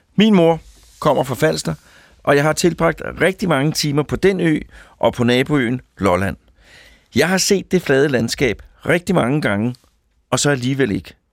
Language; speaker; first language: Danish; native; Danish